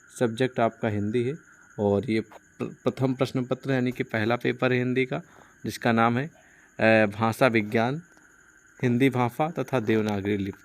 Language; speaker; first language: Hindi; non-native, local second language; Punjabi